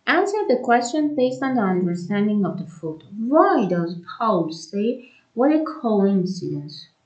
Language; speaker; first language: English; non-native, fluent; Persian